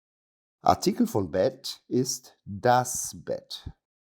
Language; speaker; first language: German; non-native, fluent; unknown